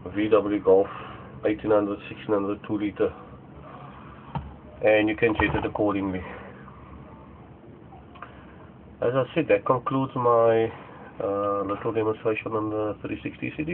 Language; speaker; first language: English; native; English